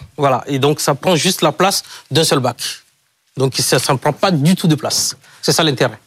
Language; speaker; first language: French; non-native, local second language; Ewe